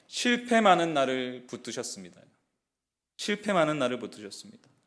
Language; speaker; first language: Korean; native; Korean